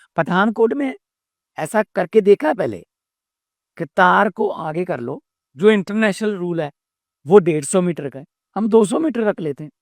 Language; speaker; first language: Hindi; non-native, local second language; Punjabi